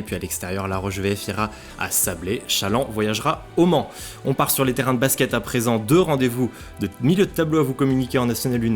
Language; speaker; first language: French; native; French